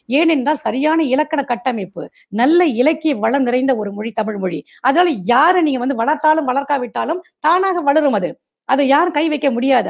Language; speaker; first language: Tamil; non-native, local second language; Marathi